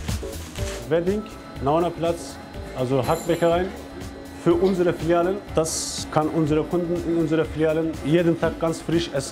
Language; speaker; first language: German; non-native, learner; Turkish